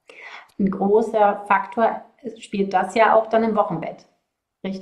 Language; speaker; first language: German; native; German